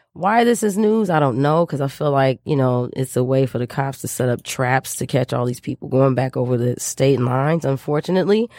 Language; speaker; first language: English; native; English